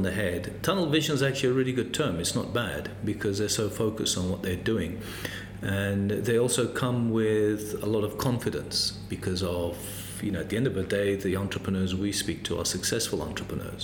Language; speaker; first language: English; native; English